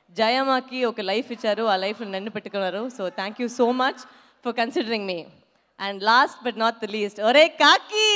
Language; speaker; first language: Telugu; non-native, fluent; Tamil